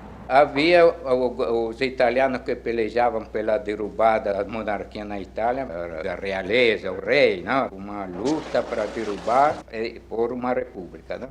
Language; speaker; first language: Portuguese; non-native, fluent; Italian